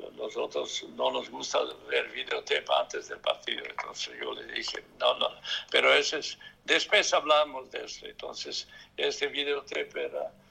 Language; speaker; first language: Spanish; non-native, fluent; Serbian